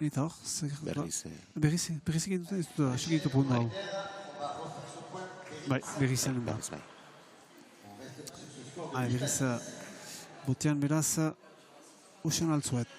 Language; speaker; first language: Basque; native; Basque